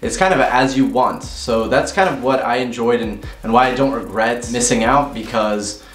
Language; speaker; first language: English; native; English